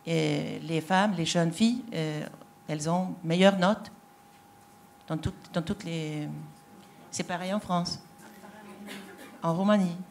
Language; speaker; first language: French; non-native, fluent; Swedish